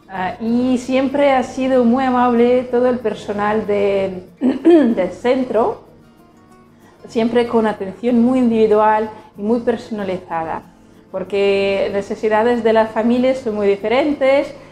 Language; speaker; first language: Spanish; non-native, fluent; Russian